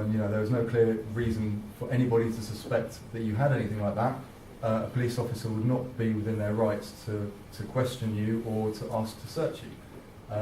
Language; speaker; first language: English; native; English